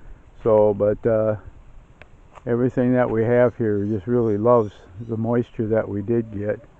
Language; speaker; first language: English; native; English